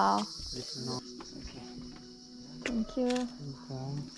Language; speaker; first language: English; non-native, learner; Turkish